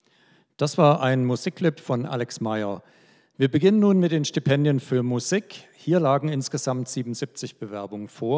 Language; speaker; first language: German; native; German